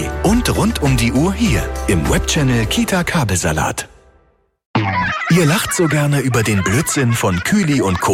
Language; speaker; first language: German; native; German